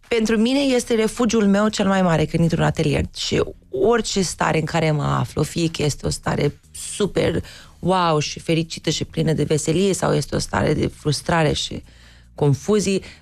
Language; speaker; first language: Romanian; native; Romanian